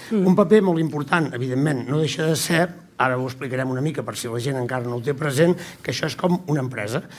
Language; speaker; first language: Catalan; native; Catalan